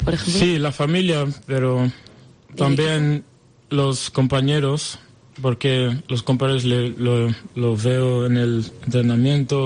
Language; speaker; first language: Spanish; non-native, learner; French